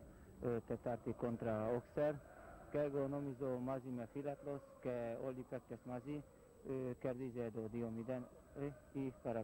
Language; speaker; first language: Greek; non-native, learner; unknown